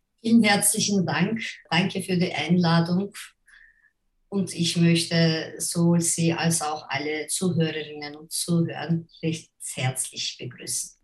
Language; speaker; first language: German; non-native, fluent; Turkish